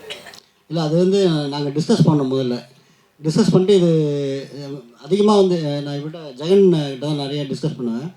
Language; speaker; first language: Tamil; native; Tamil